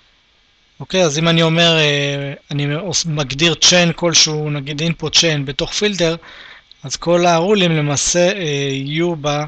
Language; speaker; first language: Hebrew; native; Hebrew